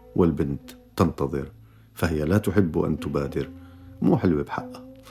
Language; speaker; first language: Arabic; non-native, local second language; Kurdish